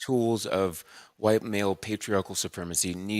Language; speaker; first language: English; native; English